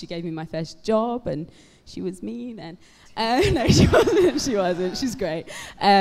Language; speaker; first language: English; native; English